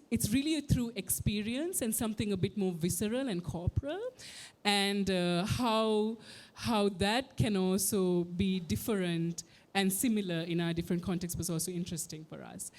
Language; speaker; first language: English; non-native, fluent; Sinhala